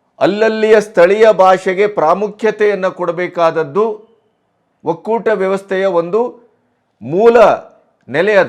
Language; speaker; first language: Kannada; native; Kannada